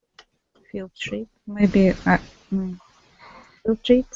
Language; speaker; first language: English; non-native, learner; Russian